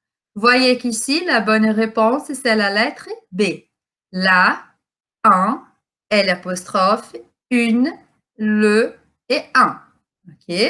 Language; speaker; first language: French; non-native, fluent; Portuguese